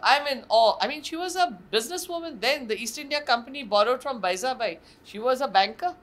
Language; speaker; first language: English; non-native, local second language; Marathi